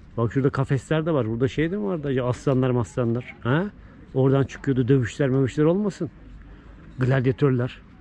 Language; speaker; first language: Turkish; native; Turkish